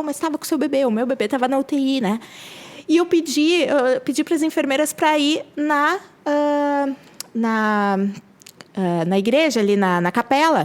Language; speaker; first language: Portuguese; native; Portuguese